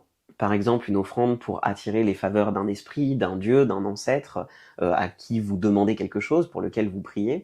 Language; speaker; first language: French; native; French